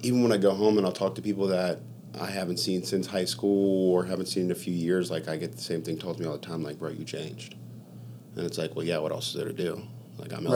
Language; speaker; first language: English; native; English